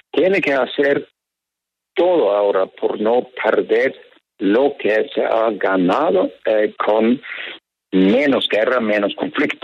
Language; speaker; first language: Spanish; non-native, fluent; Norwegian